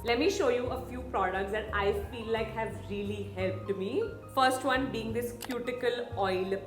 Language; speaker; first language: English; non-native, local second language; Hindi